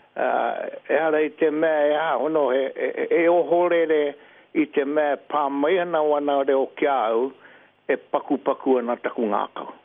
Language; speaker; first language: Māori; native; Māori